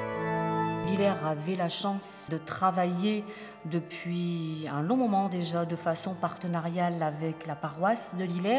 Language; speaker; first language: French; native; French